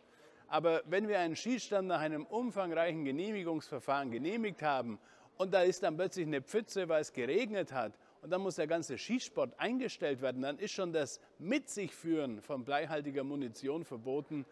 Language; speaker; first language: German; native; German